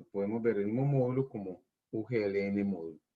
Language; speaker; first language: Spanish; native; Spanish